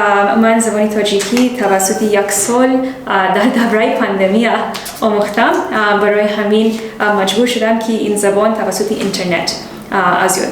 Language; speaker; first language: Persian; non-native, learner; English